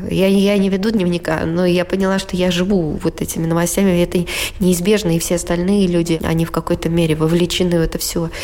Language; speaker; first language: Russian; native; Russian